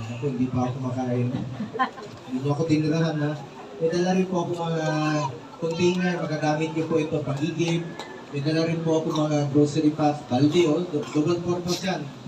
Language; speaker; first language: Filipino; non-native, local second language; Cebuano